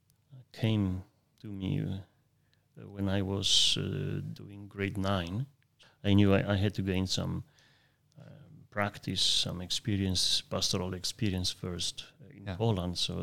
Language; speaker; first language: English; non-native, fluent; Polish